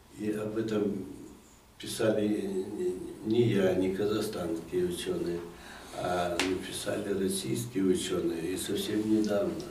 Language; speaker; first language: Russian; native; Russian